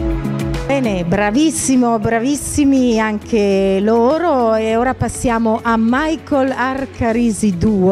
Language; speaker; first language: Italian; native; Italian